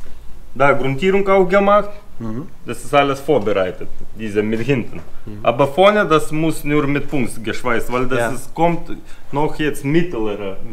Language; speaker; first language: German; non-native, learner; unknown